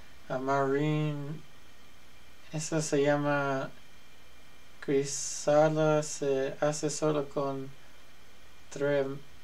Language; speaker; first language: Spanish; early bilingual, other home language; English